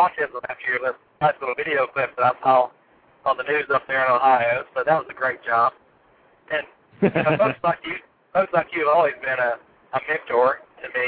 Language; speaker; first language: English; native; English